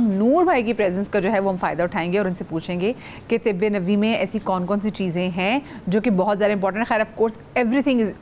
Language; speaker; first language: Urdu; native; Urdu